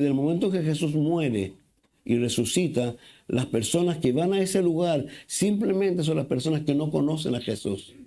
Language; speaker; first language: Spanish; native; Spanish